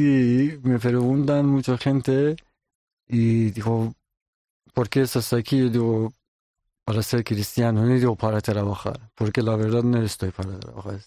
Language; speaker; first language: Spanish; non-native, learner; Persian